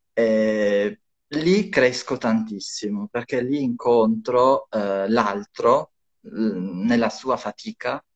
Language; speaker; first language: Italian; non-native, fluent; Albanian